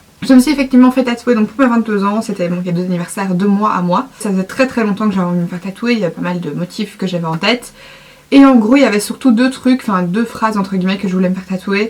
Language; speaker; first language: French; native; French